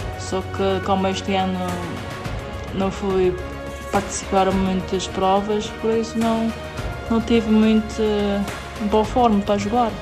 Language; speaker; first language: Portuguese; non-native, fluent; Chinese